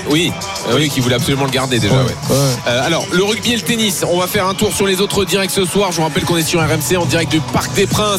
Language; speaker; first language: French; native; French